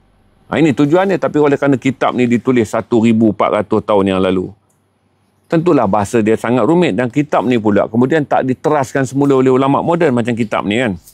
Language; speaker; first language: Malay; native; Malay